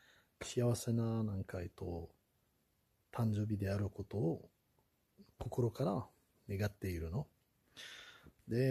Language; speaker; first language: Japanese; non-native, fluent; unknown